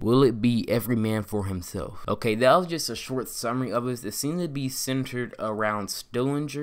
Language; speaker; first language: English; native; English